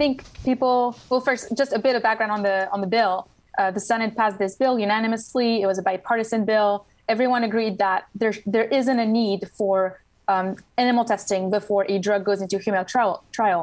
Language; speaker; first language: English; non-native, fluent; French